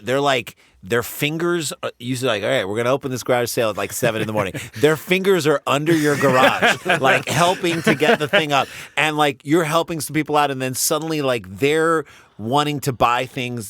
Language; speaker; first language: English; native; English